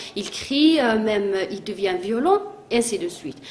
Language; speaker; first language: French; non-native, local second language; Arabic